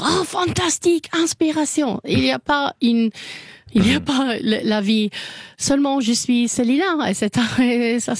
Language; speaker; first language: French; non-native, learner; English